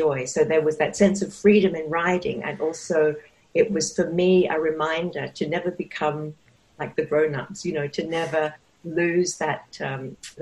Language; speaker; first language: English; native; English